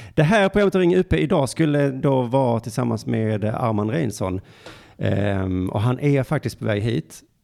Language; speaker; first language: Swedish; native; Swedish